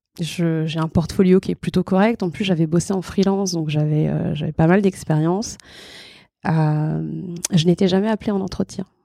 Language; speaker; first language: French; early bilingual, other home language; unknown